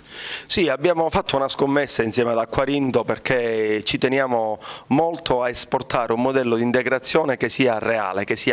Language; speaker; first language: Italian; native; Italian